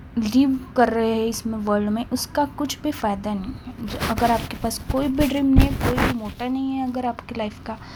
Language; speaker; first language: Hindi; non-native, local second language; Marathi